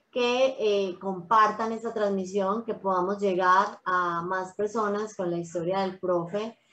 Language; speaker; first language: Spanish; native; Spanish